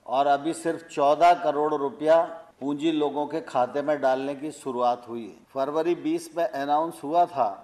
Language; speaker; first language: Hindi; native; Hindi